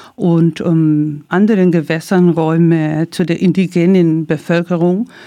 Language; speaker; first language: German; non-native, learner; Spanish